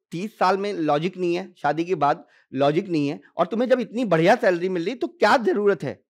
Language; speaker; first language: Hindi; native; Hindi